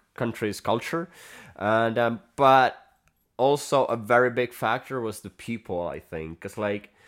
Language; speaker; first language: English; non-native, fluent; Finnish